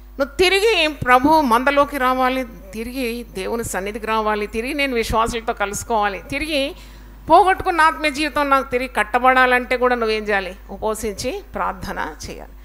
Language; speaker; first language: Telugu; native; Telugu